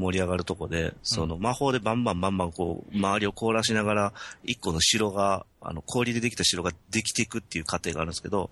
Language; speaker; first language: Japanese; native; Japanese